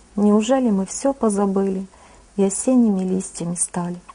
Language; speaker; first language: Russian; non-native, local second language; Ukrainian